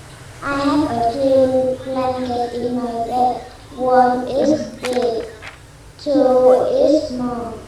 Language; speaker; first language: English; non-native, learner; Vietnamese